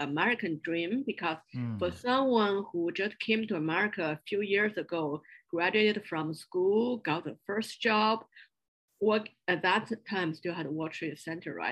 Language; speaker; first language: English; non-native, fluent; Chinese